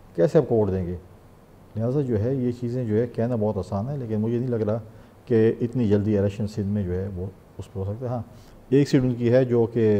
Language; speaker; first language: Urdu; non-native, local second language; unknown